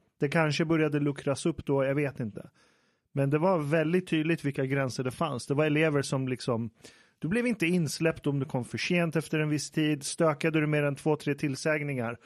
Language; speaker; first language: Swedish; early bilingual, other home language; Persian